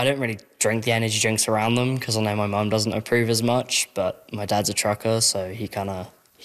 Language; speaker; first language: English; native; English